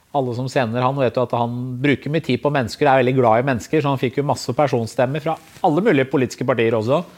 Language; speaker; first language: Norwegian; native; Norwegian